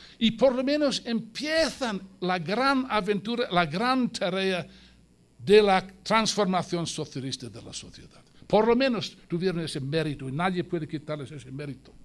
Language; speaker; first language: Spanish; non-native, fluent; English